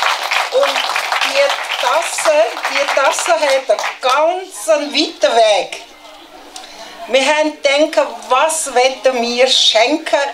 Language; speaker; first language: German; non-native, fluent; Tibetan